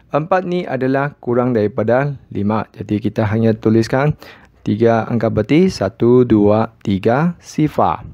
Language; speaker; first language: Malay; non-native, local second language; Chinese